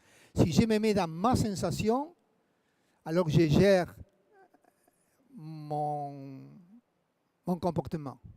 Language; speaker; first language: French; non-native, fluent; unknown